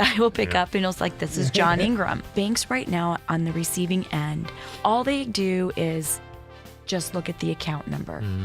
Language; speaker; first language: English; native; English